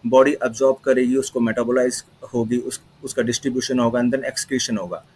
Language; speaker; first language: Hindi; native; Hindi